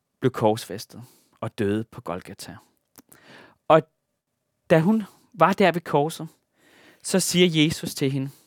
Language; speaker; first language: Danish; native; Danish